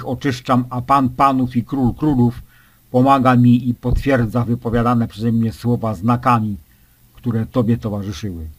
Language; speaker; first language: Polish; native; Polish